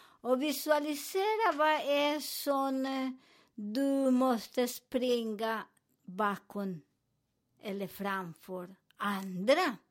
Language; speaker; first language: Swedish; non-native, fluent; Spanish